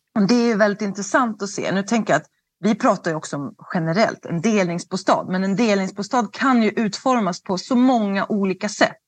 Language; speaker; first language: Swedish; native; Swedish